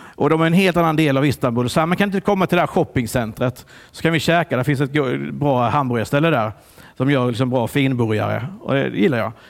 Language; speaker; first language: Swedish; early bilingual, other home language; Italian